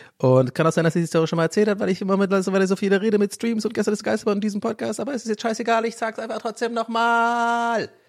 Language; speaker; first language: German; early bilingual, other home language; English